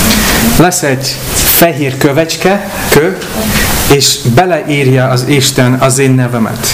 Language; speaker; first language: Hungarian; non-native, fluent; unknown